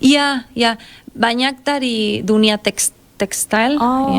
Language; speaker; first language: Indonesian; non-native, fluent; Spanish